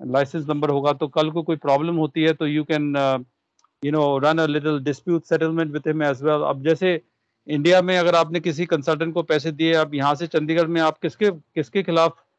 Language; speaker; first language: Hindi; non-native, local second language; Punjabi